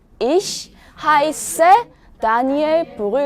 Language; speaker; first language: German; non-native, fluent; Korean